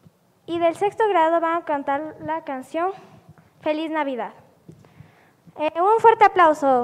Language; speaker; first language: Spanish; native; Spanish